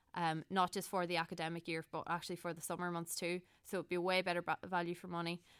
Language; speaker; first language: English; native; English